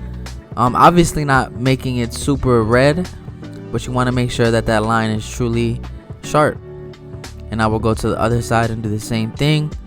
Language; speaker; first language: English; native; English